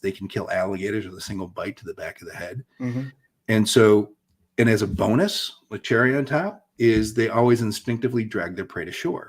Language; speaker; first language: English; native; English